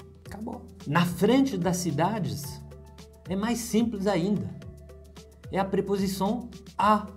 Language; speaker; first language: Portuguese; non-native, fluent; French